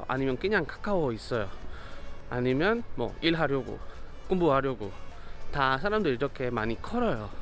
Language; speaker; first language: Korean; non-native, learner; Spanish